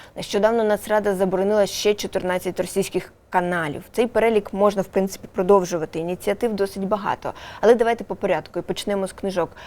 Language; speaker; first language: Ukrainian; native; Ukrainian